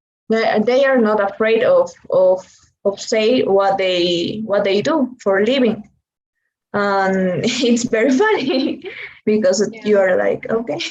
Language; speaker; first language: English; non-native, learner; Spanish